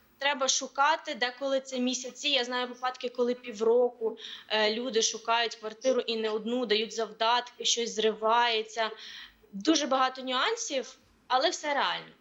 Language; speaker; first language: Ukrainian; native; Ukrainian